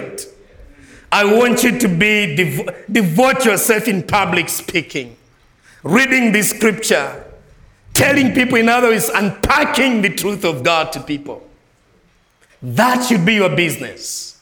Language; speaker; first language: English; non-native, local second language; Nyanja